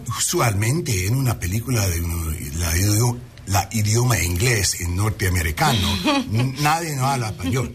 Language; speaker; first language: Spanish; non-native, learner; English